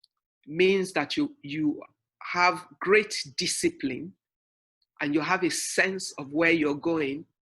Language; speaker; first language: English; non-native, local second language; Yoruba